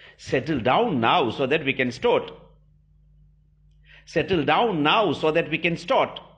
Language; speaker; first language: English; non-native, local second language; Tamil